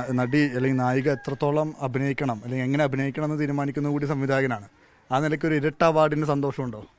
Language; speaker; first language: Malayalam; native; Malayalam